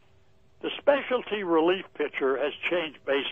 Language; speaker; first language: English; native; English